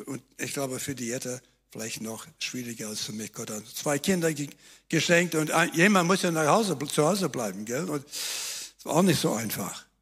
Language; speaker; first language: German; native; German